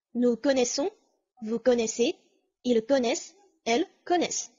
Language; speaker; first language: French; non-native, fluent; Chinese